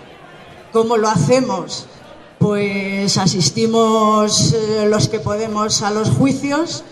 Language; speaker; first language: Spanish; native; Spanish